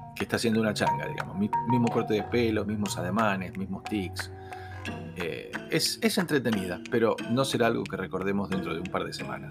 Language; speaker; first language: Spanish; native; Spanish